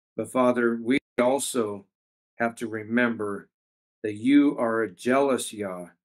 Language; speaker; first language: English; native; English